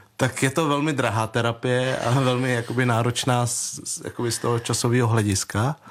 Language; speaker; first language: Czech; early bilingual, other home language; Vietnamese